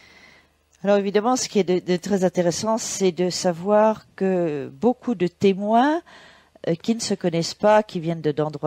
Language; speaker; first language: French; native; French